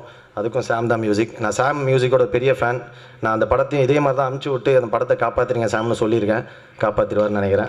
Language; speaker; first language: Tamil; native; Tamil